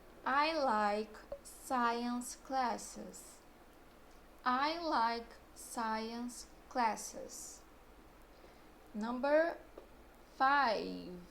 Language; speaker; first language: English; non-native, fluent; Portuguese